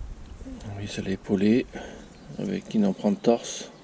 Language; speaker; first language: French; native; French